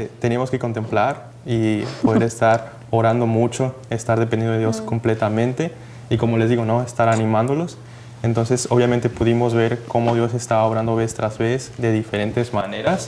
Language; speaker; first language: Spanish; native; Spanish